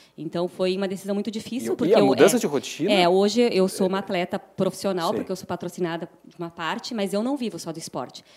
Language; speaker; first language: Portuguese; native; Portuguese